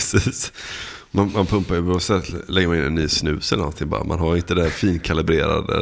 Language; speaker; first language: Swedish; native; Swedish